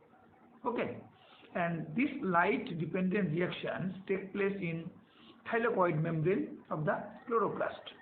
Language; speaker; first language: English; non-native, local second language; Bangla